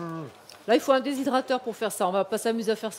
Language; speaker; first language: French; native; French